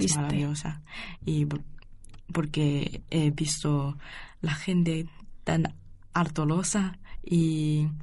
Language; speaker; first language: Spanish; non-native, learner; Chinese